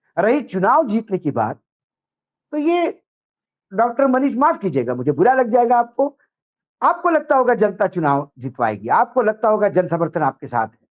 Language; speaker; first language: Hindi; non-native, local second language; Marathi